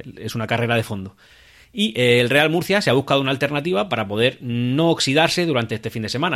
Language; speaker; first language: Spanish; native; Spanish